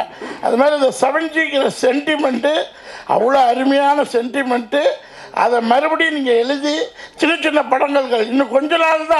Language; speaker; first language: Tamil; native; Tamil